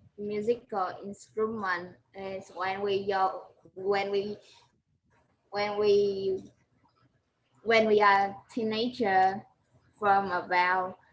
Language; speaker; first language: English; non-native, learner; Vietnamese